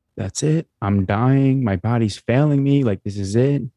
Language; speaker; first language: English; native; English